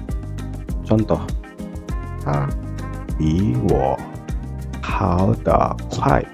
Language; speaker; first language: Chinese; non-native, fluent; Indonesian